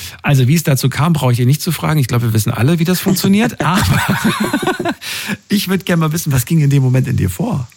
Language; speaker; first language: German; native; German